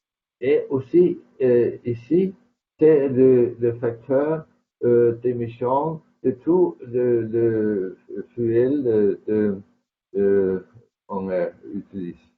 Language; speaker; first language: French; non-native, fluent; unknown